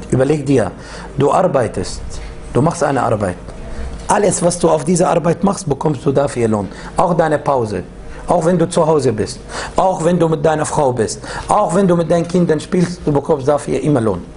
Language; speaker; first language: German; non-native, fluent; Arabic